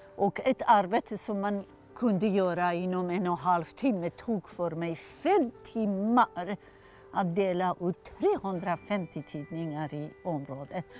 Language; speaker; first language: Swedish; non-native, fluent; Persian